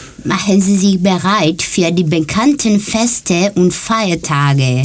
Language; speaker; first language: German; non-native, learner; Greek